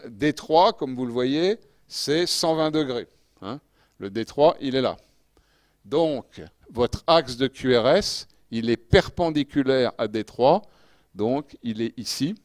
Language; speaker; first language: French; native; French